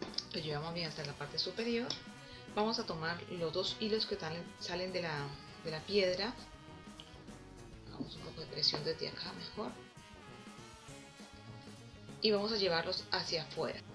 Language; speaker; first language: Spanish; native; Spanish